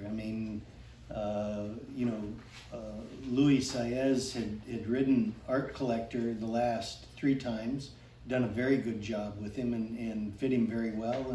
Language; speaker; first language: English; native; English